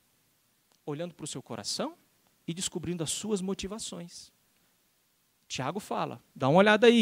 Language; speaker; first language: Portuguese; native; Portuguese